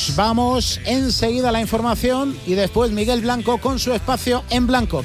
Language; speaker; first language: Spanish; native; Spanish